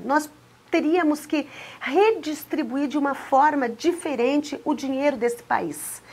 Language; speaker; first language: Portuguese; native; Portuguese